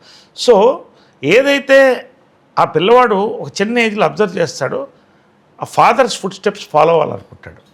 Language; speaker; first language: Telugu; native; Telugu